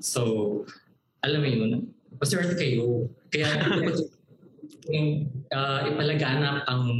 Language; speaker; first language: English; non-native, local second language; Cebuano